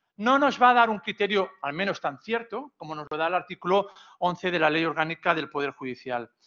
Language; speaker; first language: Spanish; non-native, local second language; Catalan